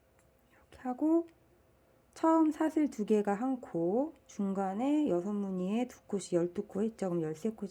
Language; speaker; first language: Korean; native; Korean